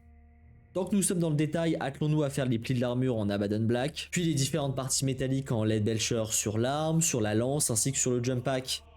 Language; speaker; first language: French; native; French